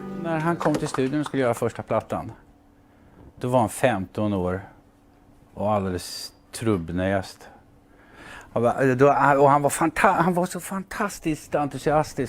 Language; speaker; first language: Swedish; native; Swedish